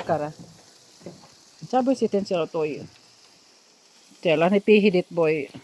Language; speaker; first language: Finnish; non-native, learner; Bikol